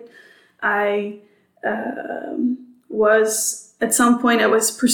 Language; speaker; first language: English; non-native, fluent; Dutch